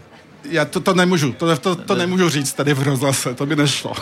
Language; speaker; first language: Czech; early bilingual, heritage; French